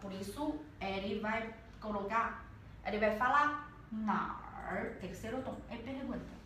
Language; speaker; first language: Portuguese; non-native, learner; Chinese